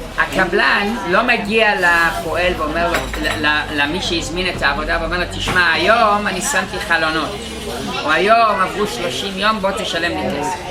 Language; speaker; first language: Hebrew; non-native, fluent; English